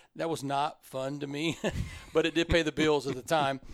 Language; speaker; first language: English; native; English